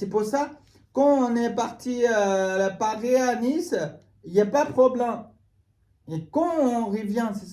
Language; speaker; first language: French; non-native, learner; Tibetan